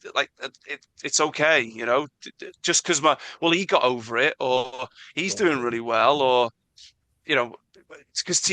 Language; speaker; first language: English; non-native, local second language; Welsh